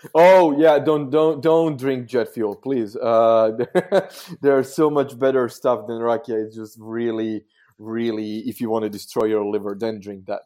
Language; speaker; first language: English; non-native, fluent; Croatian